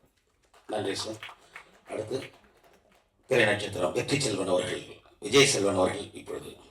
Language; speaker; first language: Tamil; native; Tamil